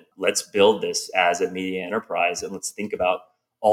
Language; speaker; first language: English; native; English